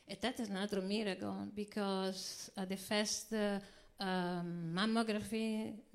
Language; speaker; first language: English; non-native, learner; Italian